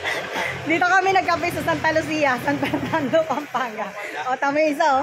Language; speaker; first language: Filipino; native; Filipino